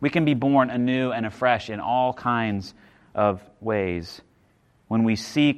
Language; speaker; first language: English; native; English